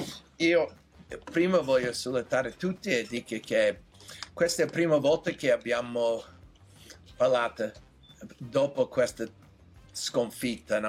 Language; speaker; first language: Italian; non-native, learner; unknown